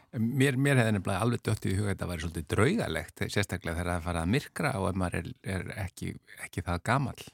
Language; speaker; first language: Icelandic; native; Icelandic